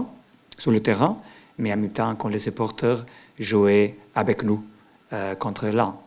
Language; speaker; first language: French; non-native, learner; Portuguese